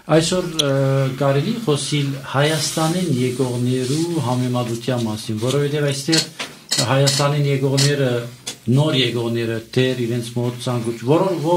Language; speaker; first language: Armenian; early bilingual, heritage; Armenian